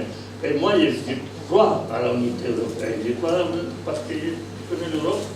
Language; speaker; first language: French; non-native, fluent; Spanish